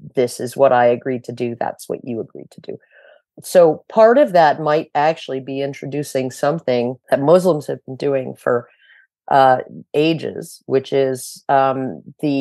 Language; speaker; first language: English; native; English